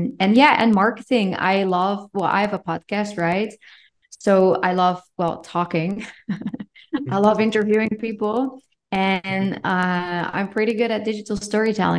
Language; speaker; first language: English; non-native, fluent; Dutch